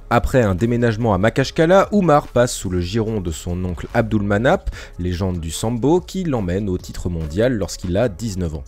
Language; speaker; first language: French; native; French